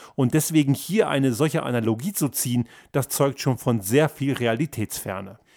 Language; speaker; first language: German; early bilingual, other home language; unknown